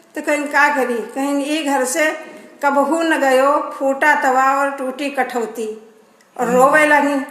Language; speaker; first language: Hindi; native; Hindi